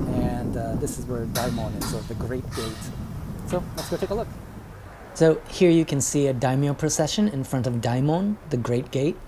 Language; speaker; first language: English; native; English